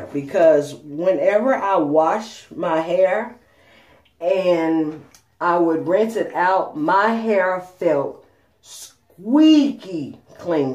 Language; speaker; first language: English; native; English